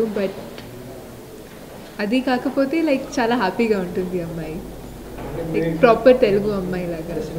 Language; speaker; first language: Telugu; non-native, fluent; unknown